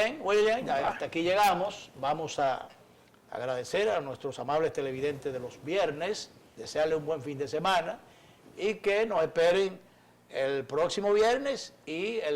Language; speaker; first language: Spanish; native; Spanish